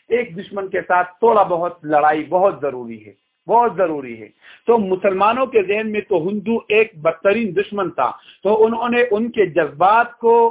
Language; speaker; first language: Urdu; non-native, local second language; Pashto